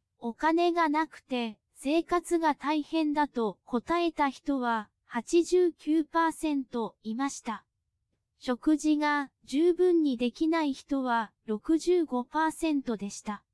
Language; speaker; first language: Japanese; non-native, fluent; Cantonese